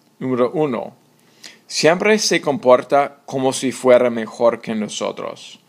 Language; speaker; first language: Spanish; non-native, fluent; English